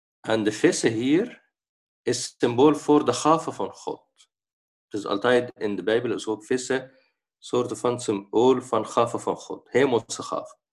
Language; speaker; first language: Dutch; non-native, fluent; Arabic